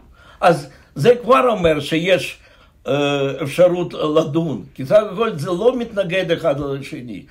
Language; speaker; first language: Hebrew; non-native, fluent; Russian